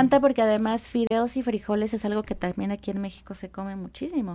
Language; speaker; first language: Spanish; native; Spanish